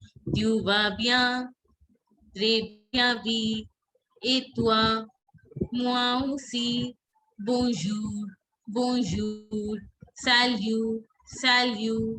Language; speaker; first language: French; non-native, fluent; Hindi